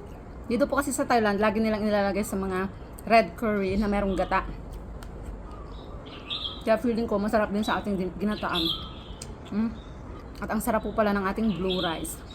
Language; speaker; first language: Filipino; non-native, local second language; Iloko